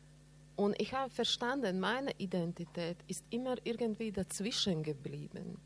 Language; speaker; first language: German; non-native, learner; Latvian